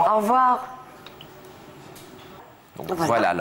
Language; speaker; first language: French; native; French